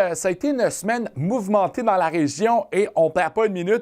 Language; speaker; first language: French; native; French